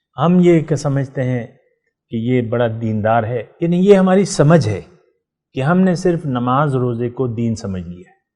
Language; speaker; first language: Urdu; non-native, local second language; Pashto